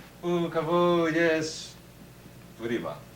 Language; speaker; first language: Russian; non-native, learner; English